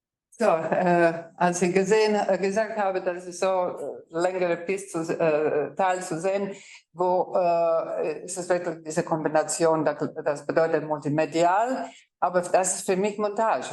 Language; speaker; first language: German; non-native, fluent; Croatian